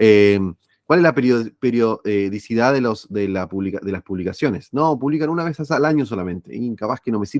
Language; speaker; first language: Spanish; native; Spanish